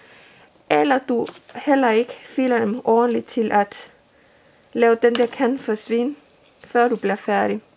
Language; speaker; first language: Danish; non-native, fluent; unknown